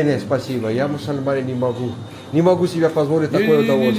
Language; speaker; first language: Russian; non-native, fluent; Urdu